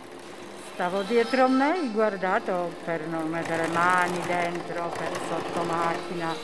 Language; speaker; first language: Italian; non-native, learner; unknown